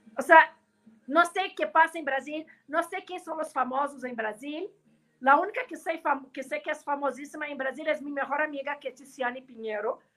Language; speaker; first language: Portuguese; non-native, learner; Spanish